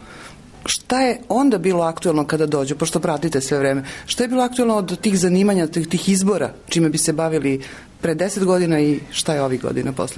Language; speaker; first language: Serbian; native; Serbian